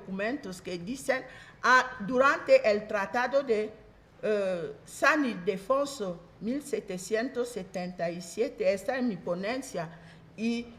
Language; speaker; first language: Spanish; non-native, fluent; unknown